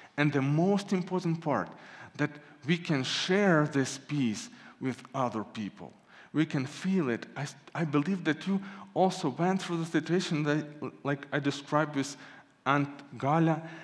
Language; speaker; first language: English; non-native, fluent; Ukrainian